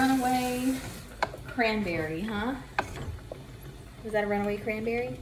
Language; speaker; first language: English; native; English